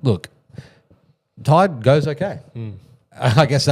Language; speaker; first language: English; native; English